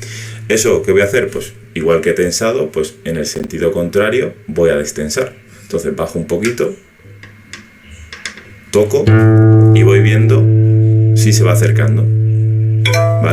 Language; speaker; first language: Spanish; native; Spanish